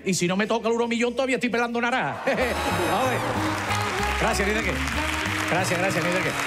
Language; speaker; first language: Spanish; native; Spanish